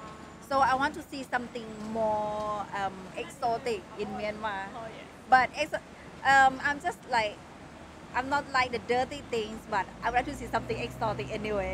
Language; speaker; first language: English; non-native, fluent; Thai